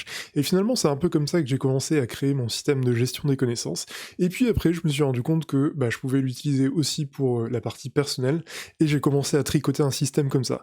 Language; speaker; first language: French; native; French